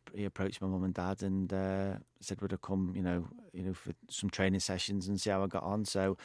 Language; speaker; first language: English; native; English